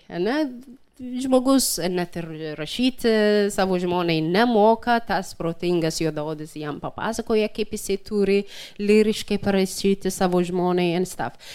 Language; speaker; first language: Lithuanian; non-native, fluent; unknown